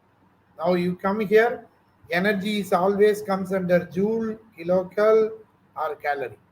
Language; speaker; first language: English; non-native, local second language; Tamil